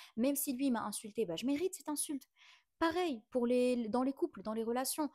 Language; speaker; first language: French; non-native, local second language; Arabic